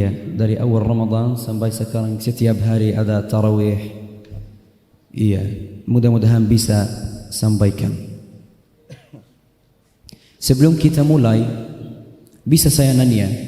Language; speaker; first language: Indonesian; non-native, fluent; Arabic